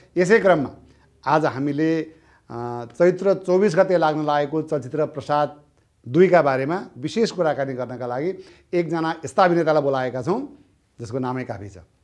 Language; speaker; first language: Nepali; native; Nepali